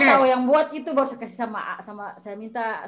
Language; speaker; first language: Indonesian; native; Indonesian